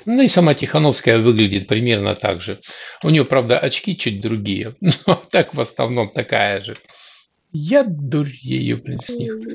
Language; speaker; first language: Russian; native; Russian